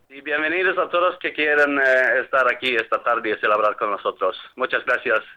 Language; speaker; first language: Spanish; non-native, fluent; Swedish